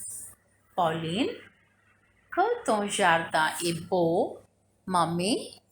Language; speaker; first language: French; non-native, fluent; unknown